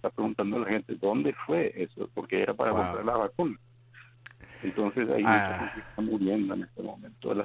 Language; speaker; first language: Spanish; native; Spanish